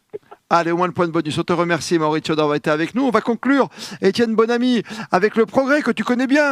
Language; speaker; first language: French; native; French